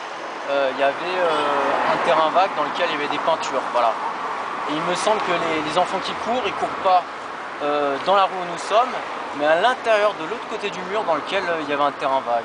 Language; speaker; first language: French; native; French